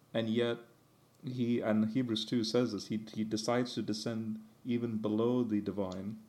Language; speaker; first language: English; early bilingual, heritage; English